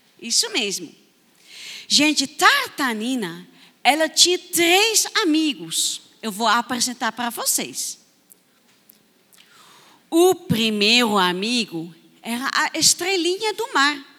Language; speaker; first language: Portuguese; non-native, fluent; Dutch